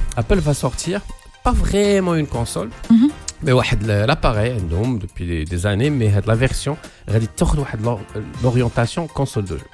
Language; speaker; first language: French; non-native, local second language; Arabic